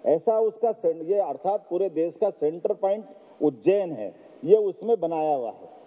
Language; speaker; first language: Hindi; native; Hindi